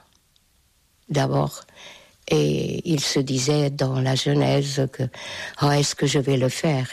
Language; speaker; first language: French; non-native, fluent; Hungarian